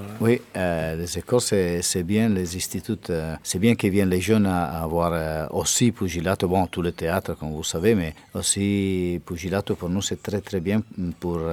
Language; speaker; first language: French; non-native, fluent; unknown